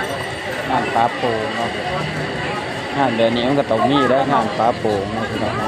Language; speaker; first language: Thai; non-native, local second language; Northeastern Thai